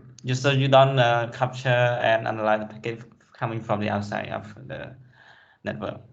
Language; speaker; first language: English; non-native, fluent; Khmer